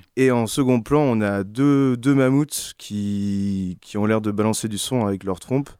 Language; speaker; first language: French; native; French